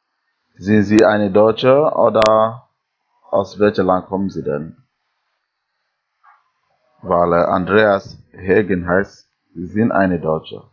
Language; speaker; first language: German; non-native, fluent; Igbo